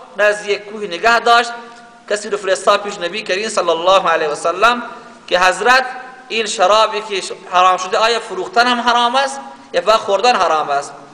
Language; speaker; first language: Persian; non-native, local second language; Baluchi